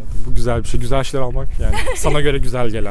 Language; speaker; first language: Turkish; native; Turkish